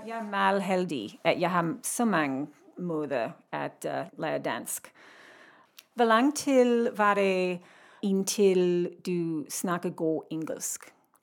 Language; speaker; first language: Danish; non-native, learner; English